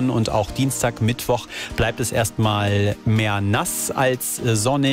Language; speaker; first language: German; native; German